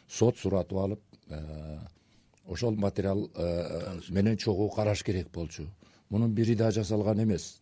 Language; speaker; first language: Kyrgyz; native; Kyrgyz